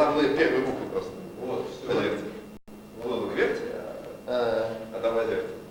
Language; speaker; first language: Russian; native; Russian